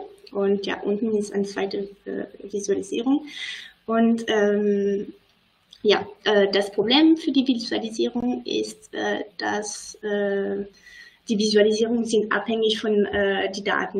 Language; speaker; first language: German; non-native, fluent; French